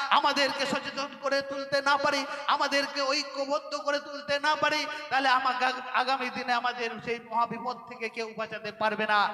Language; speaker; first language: Bangla; non-native, local second language; Santali